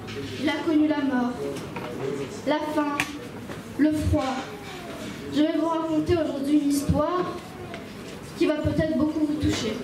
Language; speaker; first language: French; early bilingual, other home language; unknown